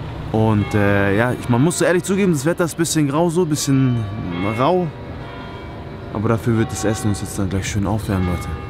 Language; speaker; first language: German; native; German